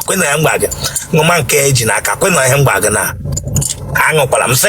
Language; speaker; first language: Igbo; native; Igbo